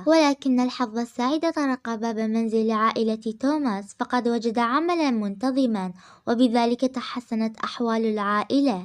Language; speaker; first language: Arabic; native; Arabic